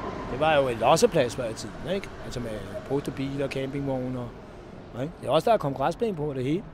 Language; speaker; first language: Danish; non-native, fluent; Hungarian